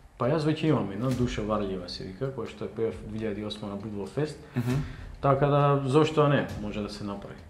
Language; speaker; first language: Macedonian; native; Macedonian